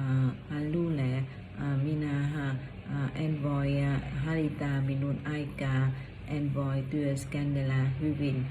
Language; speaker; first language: Finnish; non-native, learner; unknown